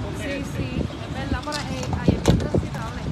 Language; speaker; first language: Spanish; native; Spanish